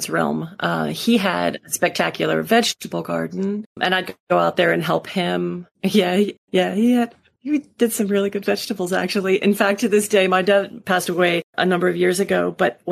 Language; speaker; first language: English; native; English